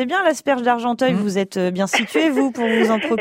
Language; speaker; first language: French; native; French